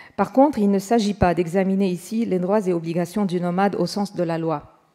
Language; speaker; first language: French; non-native, fluent; Arabic